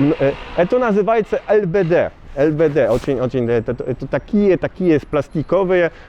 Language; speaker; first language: Russian; non-native, learner; Polish